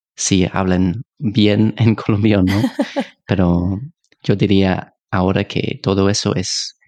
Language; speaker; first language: Spanish; non-native, fluent; English